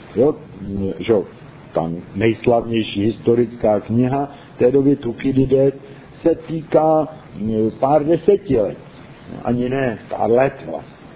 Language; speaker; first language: Czech; native; Czech